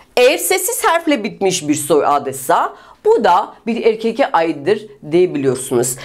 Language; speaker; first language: Turkish; non-native, fluent; Russian